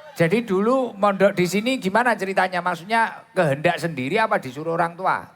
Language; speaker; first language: Indonesian; non-native, local second language; Javanese